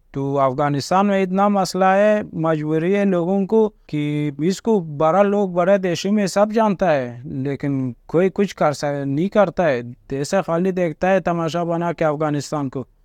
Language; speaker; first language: Urdu; non-native, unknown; Persian